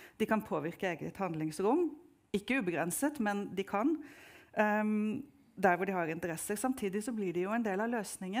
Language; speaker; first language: Norwegian; native; Norwegian